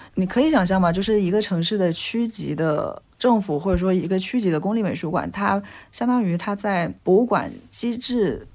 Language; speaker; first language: Chinese; native; Chinese